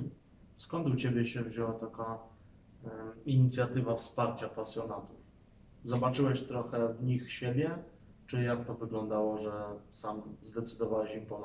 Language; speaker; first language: Polish; native; Polish